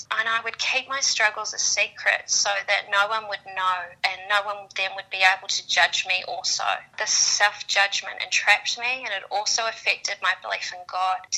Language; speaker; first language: English; native; English